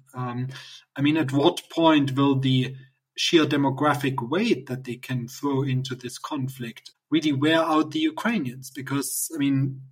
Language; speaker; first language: English; non-native, fluent; German